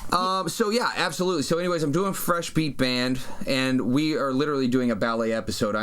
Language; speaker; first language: English; native; English